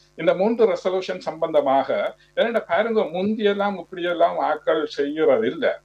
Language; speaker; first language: Tamil; native; Tamil